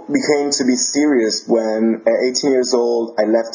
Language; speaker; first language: English; non-native, fluent; Italian